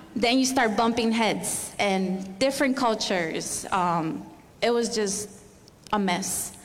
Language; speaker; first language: English; non-native, fluent; Spanish